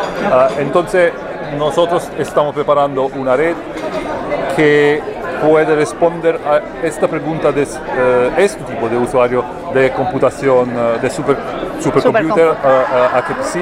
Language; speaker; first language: Spanish; non-native, learner; Italian